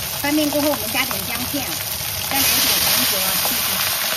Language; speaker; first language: Chinese; native; Chinese